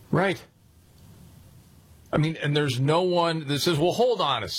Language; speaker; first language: English; native; English